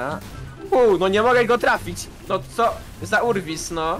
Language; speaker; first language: Polish; native; Polish